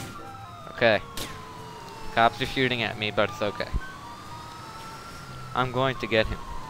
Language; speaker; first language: English; native; English